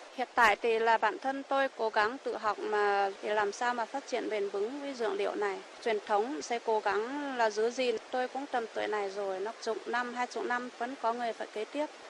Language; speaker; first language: Vietnamese; non-native, local second language; Iu Mien